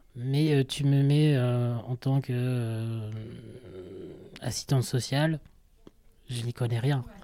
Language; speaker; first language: French; native; French